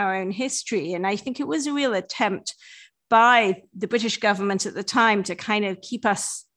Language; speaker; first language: English; native; English